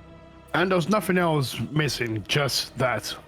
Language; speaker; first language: English; native; English